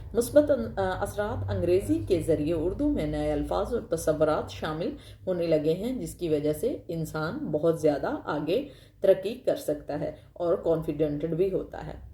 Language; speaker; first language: Urdu; native; Urdu